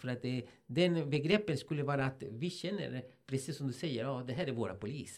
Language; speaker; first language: Swedish; non-native, fluent; Spanish